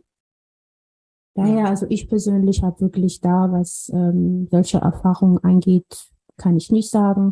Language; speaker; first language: German; non-native, fluent; Amharic